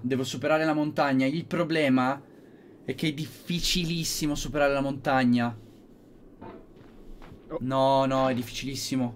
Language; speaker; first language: Italian; native; Italian